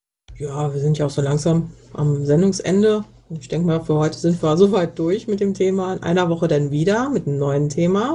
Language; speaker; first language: German; native; German